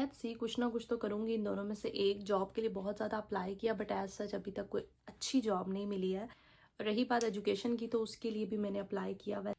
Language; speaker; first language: Urdu; native; Urdu